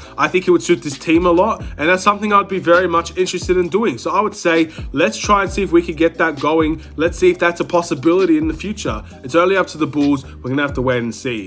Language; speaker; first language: English; native; English